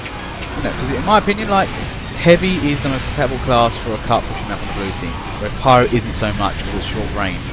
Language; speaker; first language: English; native; English